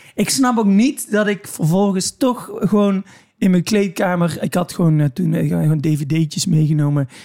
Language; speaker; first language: Dutch; native; Dutch